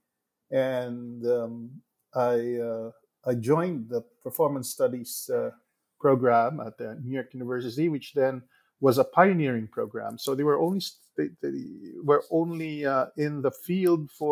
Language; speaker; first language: English; non-native, local second language; Hiligaynon